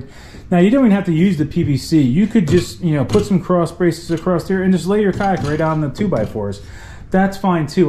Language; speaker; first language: English; native; English